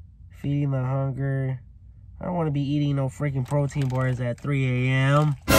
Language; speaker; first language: English; early bilingual, other home language; Spanish